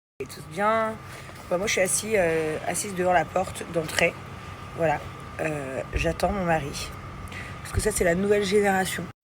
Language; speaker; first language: French; early bilingual, other home language; English